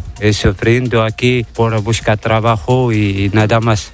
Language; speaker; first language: Spanish; non-native, learner; Arabic